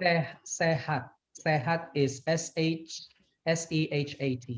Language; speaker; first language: Indonesian; non-native, learner; Thai